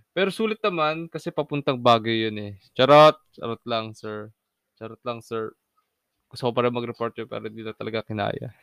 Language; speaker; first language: Filipino; non-native, local second language; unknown